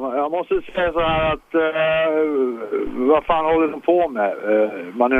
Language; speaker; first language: Swedish; native; Swedish